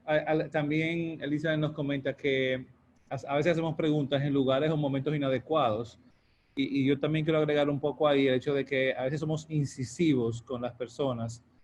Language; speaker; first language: Spanish; native; Spanish